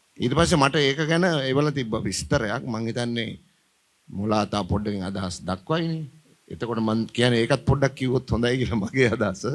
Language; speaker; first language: Sinhala; native; Sinhala